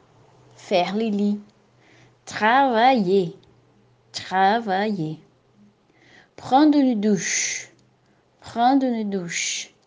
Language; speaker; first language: French; non-native, fluent; Portuguese